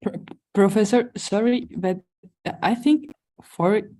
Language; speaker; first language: English; non-native, learner; Spanish